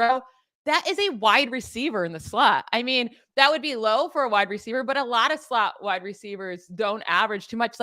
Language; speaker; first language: English; native; English